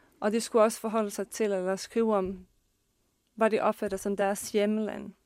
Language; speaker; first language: Danish; non-native, fluent; Bosnian